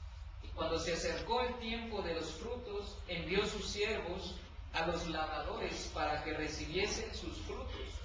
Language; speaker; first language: Spanish; native; Spanish